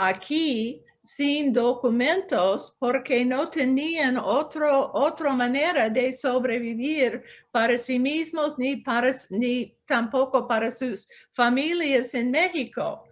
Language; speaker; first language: Spanish; non-native, local second language; English